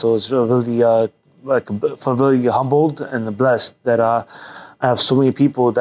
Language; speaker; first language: English; native; English